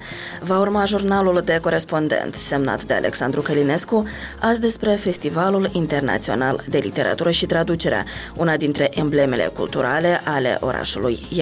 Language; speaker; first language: Romanian; native; Romanian